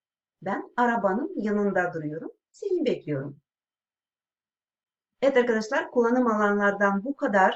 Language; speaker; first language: Turkish; non-native, fluent; Russian